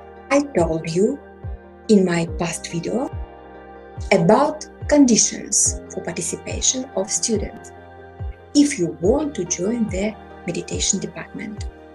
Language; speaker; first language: English; non-native, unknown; Russian